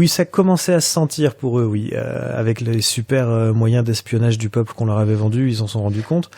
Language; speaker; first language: French; native; French